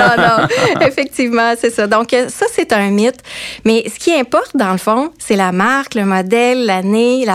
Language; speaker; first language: French; native; French